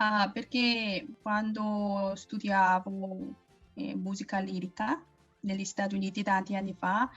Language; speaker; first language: Italian; non-native, learner; Korean